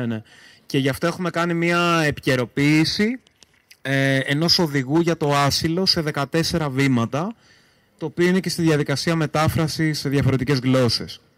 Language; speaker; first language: Greek; native; Greek